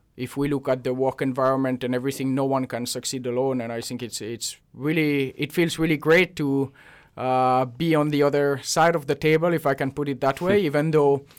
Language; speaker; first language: English; non-native, fluent; French